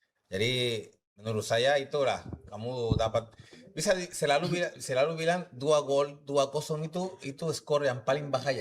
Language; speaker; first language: Indonesian; non-native, fluent; Spanish